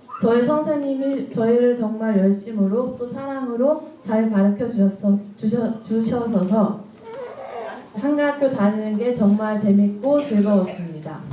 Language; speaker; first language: Korean; early bilingual, heritage; Korean